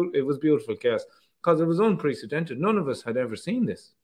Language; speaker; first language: English; native; English